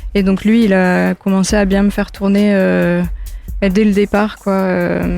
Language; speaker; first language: French; early bilingual, other home language; English